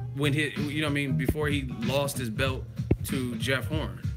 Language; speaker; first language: English; native; English